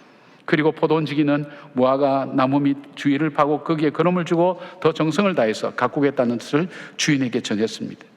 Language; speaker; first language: Korean; native; Korean